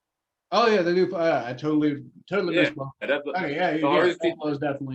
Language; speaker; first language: English; native; English